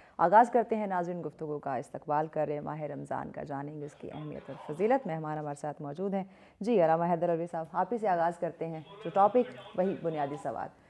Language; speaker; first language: Urdu; native; Urdu